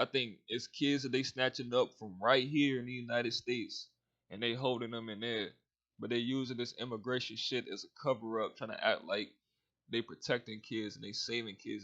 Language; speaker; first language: English; native; English